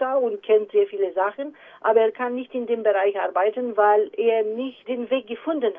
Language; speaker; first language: German; non-native, fluent; Romanian